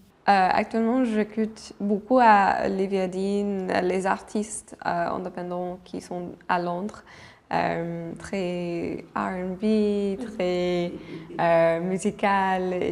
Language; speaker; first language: French; non-native, fluent; English